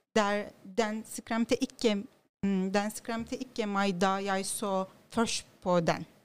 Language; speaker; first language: Norwegian; non-native, learner; Turkish